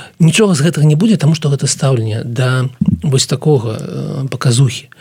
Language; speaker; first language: Belarusian; non-native, local second language; Russian